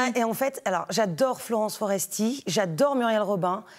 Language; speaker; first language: French; native; French